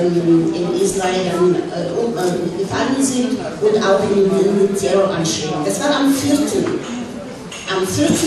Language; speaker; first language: German; non-native, fluent; Russian